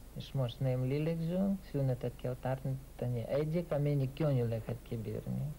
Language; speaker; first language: Hungarian; non-native, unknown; Russian